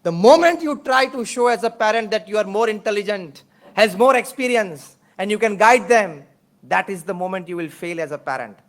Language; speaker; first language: English; non-native, local second language; Gujarati